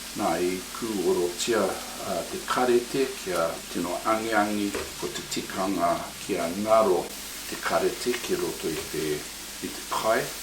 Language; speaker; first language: Māori; non-native, local second language; English